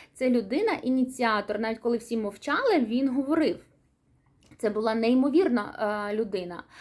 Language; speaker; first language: Ukrainian; non-native, local second language; Russian